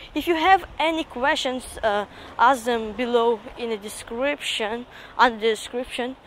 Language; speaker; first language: English; non-native, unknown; Russian